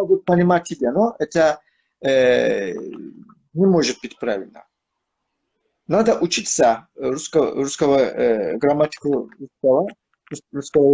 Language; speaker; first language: Russian; non-native, learner; Turkish